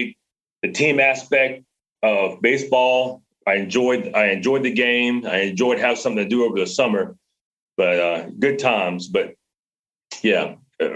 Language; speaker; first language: English; native; English